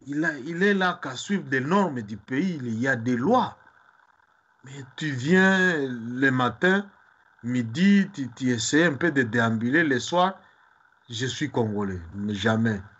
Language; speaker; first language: French; non-native, local second language; Swahili